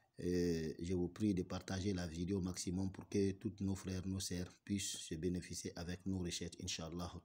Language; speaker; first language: French; non-native, local second language; Bambara